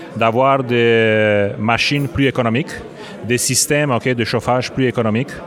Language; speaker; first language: French; non-native, fluent; Romanian